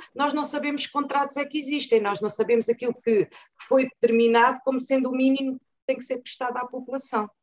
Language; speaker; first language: Portuguese; native; Portuguese